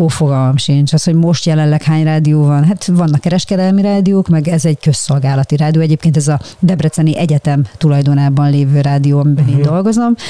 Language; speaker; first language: Hungarian; native; Hungarian